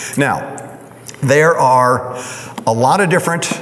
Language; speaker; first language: English; native; English